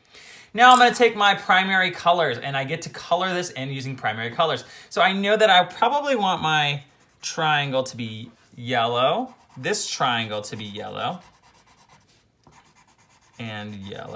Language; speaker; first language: English; native; English